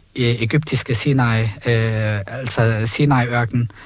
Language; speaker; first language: Danish; early bilingual, other home language; Arabic